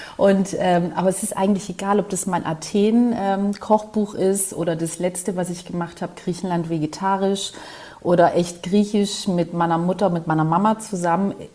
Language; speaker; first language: German; early bilingual, other home language; Greek